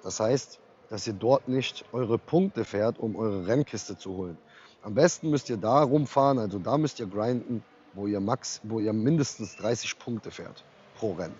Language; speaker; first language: German; native; German